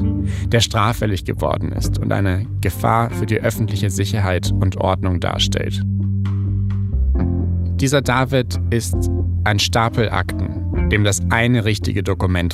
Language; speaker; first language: German; native; German